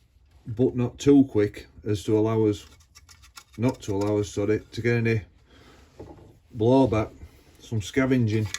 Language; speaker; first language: English; native; English